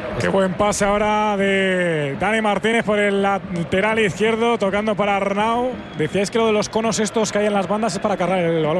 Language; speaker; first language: Spanish; native; Spanish